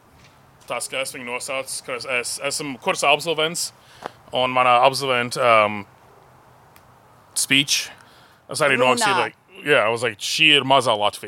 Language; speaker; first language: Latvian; early bilingual, heritage; English